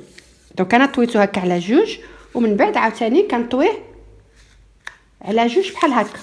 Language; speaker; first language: Arabic; native; Arabic